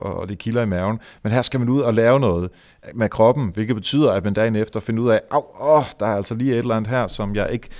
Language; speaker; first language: Danish; native; Danish